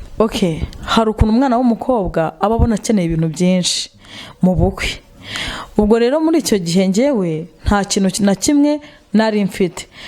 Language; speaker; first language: Kinyarwanda; native; Kinyarwanda